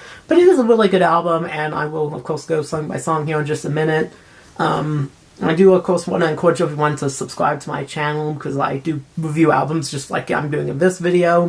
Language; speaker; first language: English; native; English